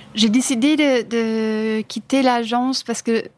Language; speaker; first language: French; non-native, fluent; German